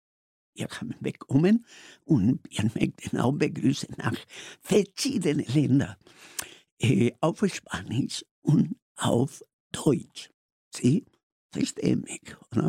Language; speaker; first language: German; non-native, learner; Spanish